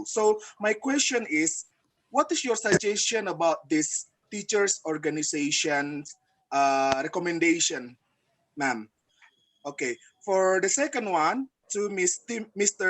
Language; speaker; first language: English; non-native, fluent; Indonesian